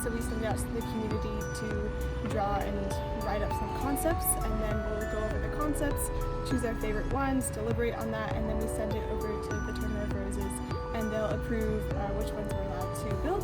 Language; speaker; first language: English; native; English